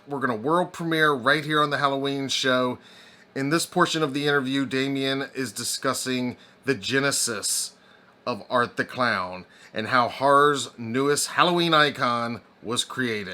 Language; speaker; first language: English; native; English